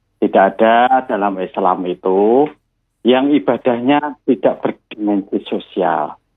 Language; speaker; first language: Malay; non-native, local second language; Javanese